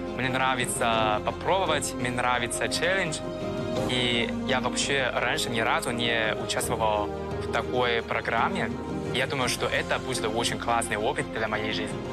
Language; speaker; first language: Russian; non-native, learner; Chinese